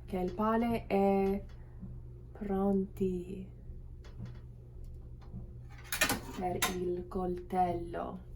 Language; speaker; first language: Italian; non-native, learner; English